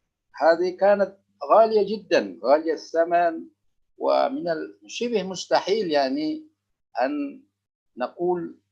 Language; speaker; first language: Arabic; non-native, local second language; Indonesian